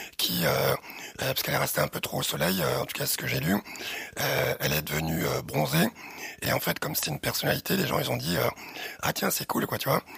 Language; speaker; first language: French; early bilingual, other home language; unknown